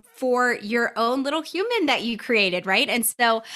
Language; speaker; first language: English; native; English